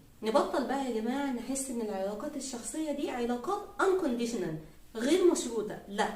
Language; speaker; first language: Arabic; native; Arabic